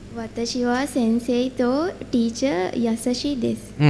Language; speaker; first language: Japanese; non-native, learner; Sinhala